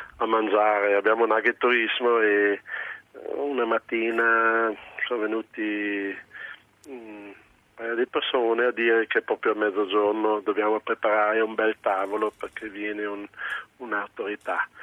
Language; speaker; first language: Italian; non-native, local second language; German